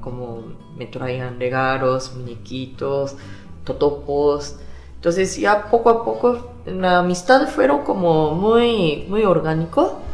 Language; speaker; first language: Spanish; non-native, fluent; Japanese